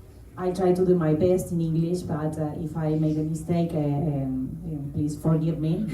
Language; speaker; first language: English; non-native, learner; Spanish